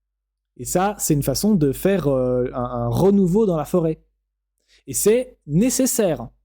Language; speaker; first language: French; native; French